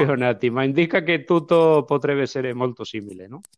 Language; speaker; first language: Italian; non-native, fluent; Spanish